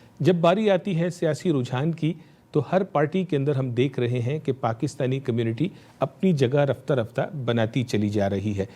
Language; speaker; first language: Urdu; native; Urdu